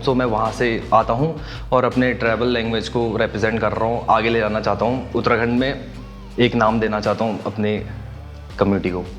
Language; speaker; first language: Hindi; non-native, local second language; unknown